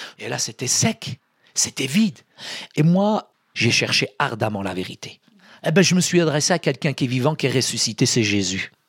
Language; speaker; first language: French; early bilingual, other home language; Arabic